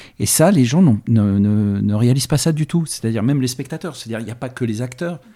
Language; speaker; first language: French; early bilingual, other home language; Arabic